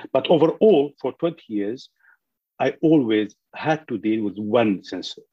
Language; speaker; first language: English; non-native, fluent; Arabic